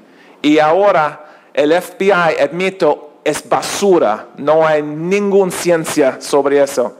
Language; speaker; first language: Spanish; non-native, learner; English